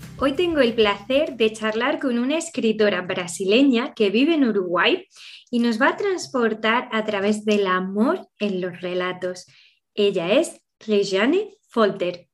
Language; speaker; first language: Spanish; native; Spanish